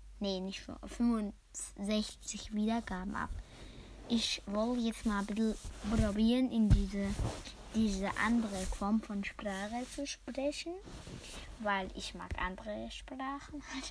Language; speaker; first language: German; native; German